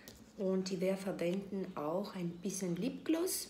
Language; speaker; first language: German; non-native, fluent; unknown